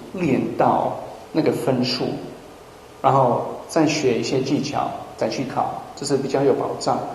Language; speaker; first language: Chinese; non-native, fluent; English